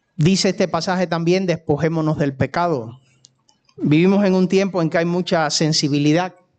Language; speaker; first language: Spanish; native; Spanish